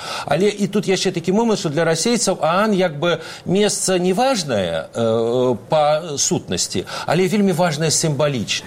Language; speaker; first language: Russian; non-native, local second language; Belarusian